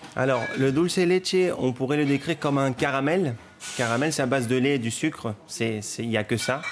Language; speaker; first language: French; non-native, fluent; Spanish